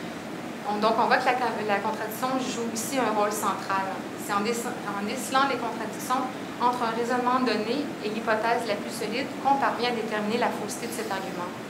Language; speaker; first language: French; native; French